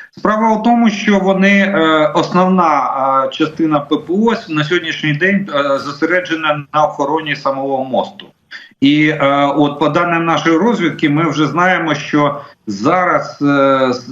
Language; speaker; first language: Ukrainian; non-native, local second language; Russian